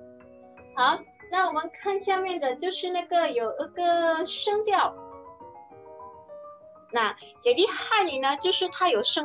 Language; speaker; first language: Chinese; non-native, fluent; Indonesian